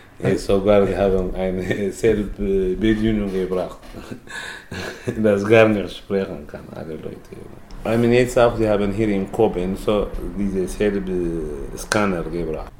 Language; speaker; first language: German; non-native, learner; Tigrinya